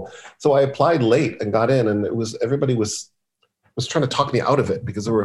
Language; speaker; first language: English; native; English